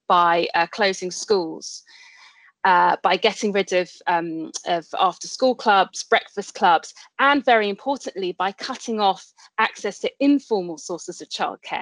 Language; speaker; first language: English; native; English